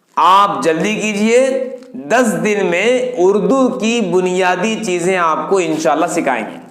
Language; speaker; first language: Urdu; native; Urdu